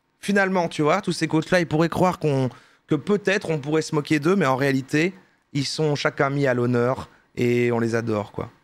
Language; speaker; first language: French; native; French